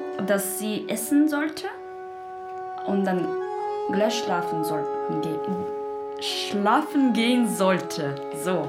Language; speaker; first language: German; non-native, learner; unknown